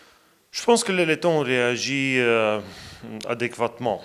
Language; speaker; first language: French; non-native, fluent; Latvian